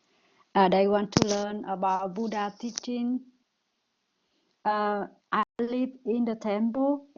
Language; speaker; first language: English; non-native, learner; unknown